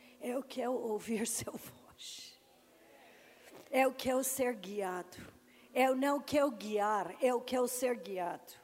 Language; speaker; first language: Portuguese; non-native, learner; English